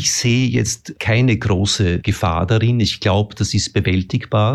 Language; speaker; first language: German; native; German